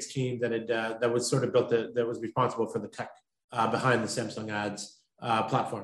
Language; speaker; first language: English; native; English